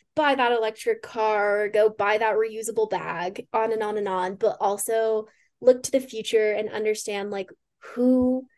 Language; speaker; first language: English; native; English